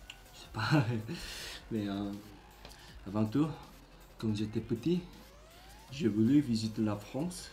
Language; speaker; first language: French; non-native, learner; Korean